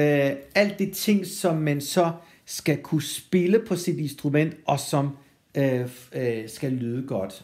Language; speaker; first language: Danish; non-native, fluent; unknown